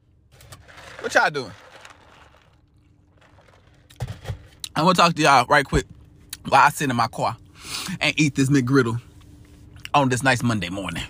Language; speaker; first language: English; native; English